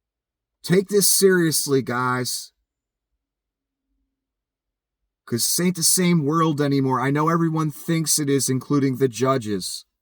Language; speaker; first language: English; native; English